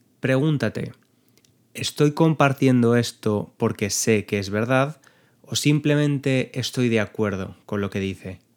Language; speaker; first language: Spanish; native; Spanish